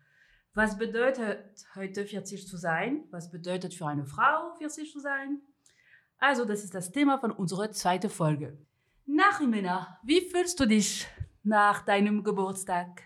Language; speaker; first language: German; non-native, fluent; French